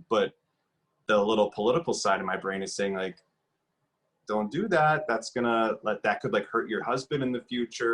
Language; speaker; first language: English; native; English